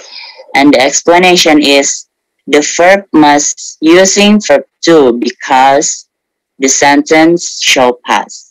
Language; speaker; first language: English; non-native, learner; Indonesian